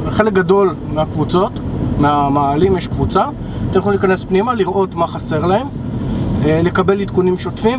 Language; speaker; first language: Hebrew; native; Hebrew